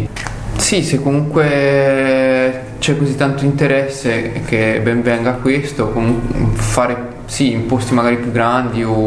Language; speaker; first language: Italian; native; Italian